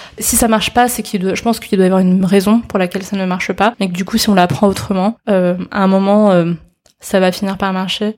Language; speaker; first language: French; early bilingual, other home language; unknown